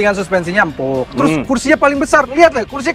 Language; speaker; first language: Indonesian; native; Indonesian